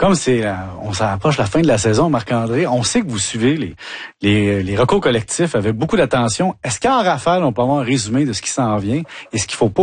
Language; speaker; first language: French; native; French